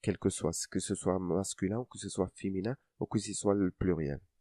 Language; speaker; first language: French; non-native, local second language; Arabic